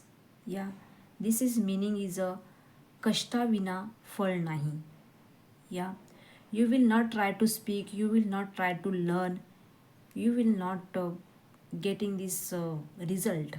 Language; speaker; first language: English; non-native, learner; Hindi